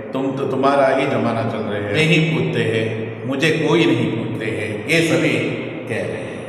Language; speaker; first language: Hindi; non-native, local second language; Kannada